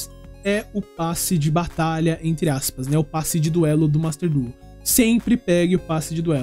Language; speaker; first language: Portuguese; native; Portuguese